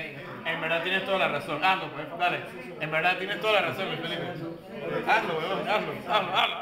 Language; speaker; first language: Spanish; native; Spanish